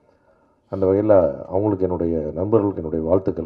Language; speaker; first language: Tamil; native; Tamil